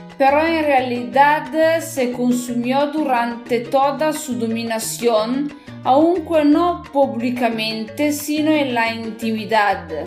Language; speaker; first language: Spanish; non-native, learner; Italian